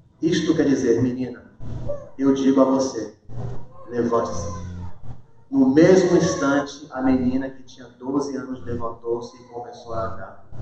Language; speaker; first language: Portuguese; early bilingual, heritage; Portuguese